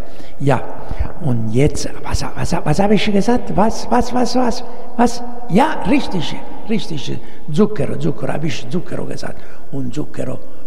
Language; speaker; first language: German; non-native, fluent; Italian